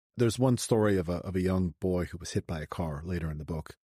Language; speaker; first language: English; native; English